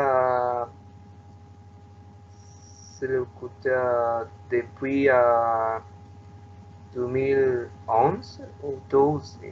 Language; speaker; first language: French; non-native, learner; Spanish